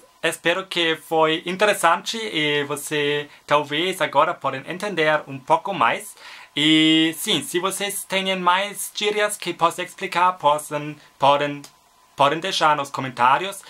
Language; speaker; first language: Portuguese; non-native, learner; German